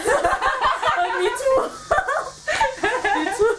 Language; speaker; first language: English; non-native, learner; Chinese